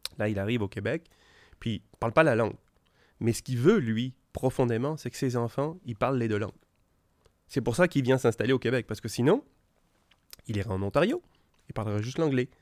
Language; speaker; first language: French; native; French